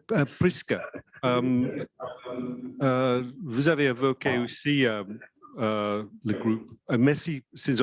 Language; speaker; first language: French; non-native, fluent; English